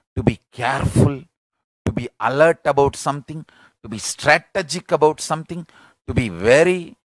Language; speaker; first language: English; non-native, local second language; Tamil